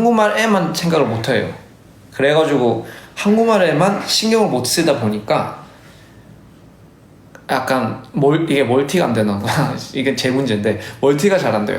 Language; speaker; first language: Korean; early bilingual, heritage; English